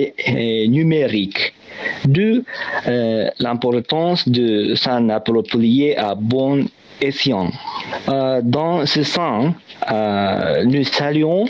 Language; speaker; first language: French; non-native, learner; Japanese